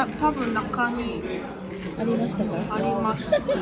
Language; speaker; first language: Japanese; non-native, learner; Korean